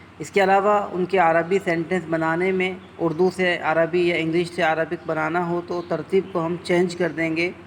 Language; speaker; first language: Urdu; native; Urdu